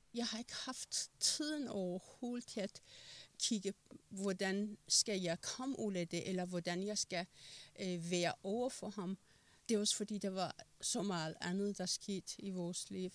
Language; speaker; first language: Danish; non-native, fluent; Persian